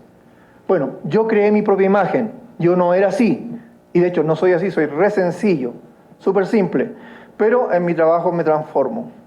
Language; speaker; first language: Spanish; native; Spanish